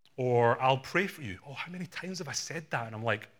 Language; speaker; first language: English; native; English